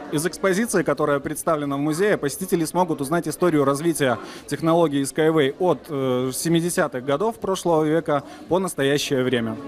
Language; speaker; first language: Russian; native; Russian